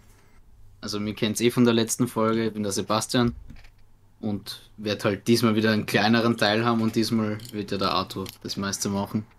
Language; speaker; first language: German; native; German